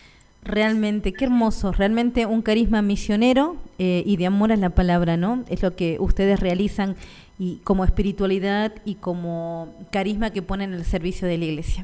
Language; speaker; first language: Spanish; native; Spanish